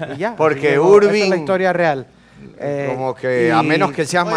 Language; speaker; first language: Spanish; early bilingual, heritage; Spanish